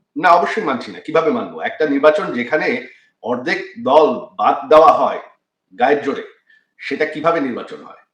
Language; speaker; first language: Bangla; early bilingual, heritage; Bangla